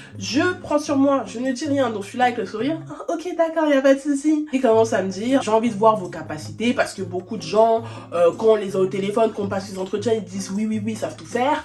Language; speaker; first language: French; native; French